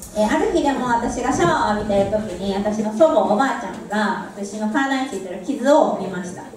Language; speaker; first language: Japanese; native; Japanese